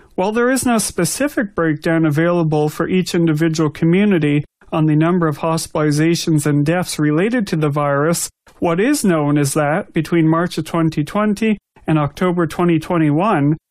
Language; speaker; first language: English; native; English